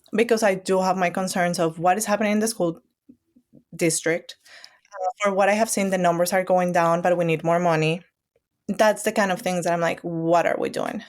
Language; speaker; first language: English; non-native, fluent; Spanish